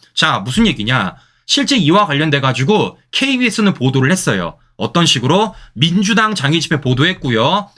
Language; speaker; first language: Korean; native; Korean